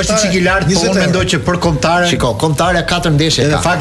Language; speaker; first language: Albanian; native; Albanian